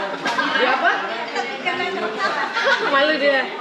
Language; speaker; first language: Indonesian; native; Indonesian